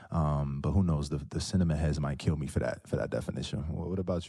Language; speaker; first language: English; native; English